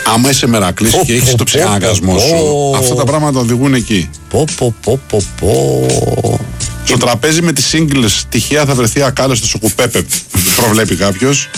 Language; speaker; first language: Greek; native; Greek